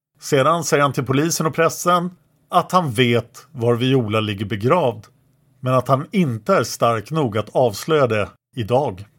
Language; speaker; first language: Swedish; native; Swedish